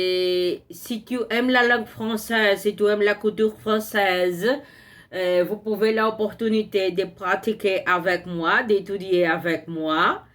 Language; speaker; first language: French; non-native, learner; Portuguese